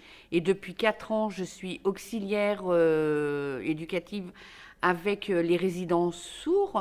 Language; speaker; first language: French; native; French